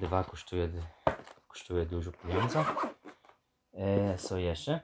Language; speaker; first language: Polish; non-native, learner; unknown